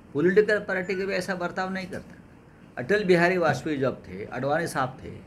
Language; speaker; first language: Hindi; non-native, local second language; Marathi